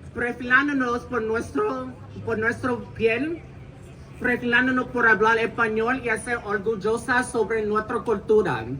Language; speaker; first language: Spanish; early bilingual, heritage; Spanish